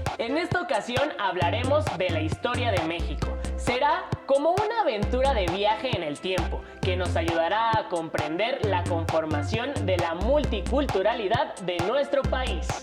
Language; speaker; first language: Spanish; native; Spanish